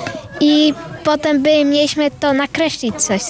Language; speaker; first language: Polish; early bilingual, heritage; Polish